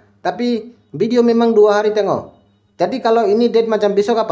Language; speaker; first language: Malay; non-native, local second language; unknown